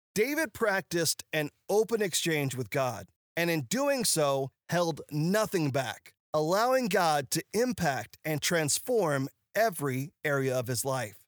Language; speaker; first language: English; native; English